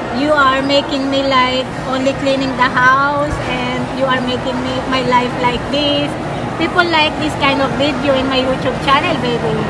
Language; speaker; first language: English; non-native, local second language; Filipino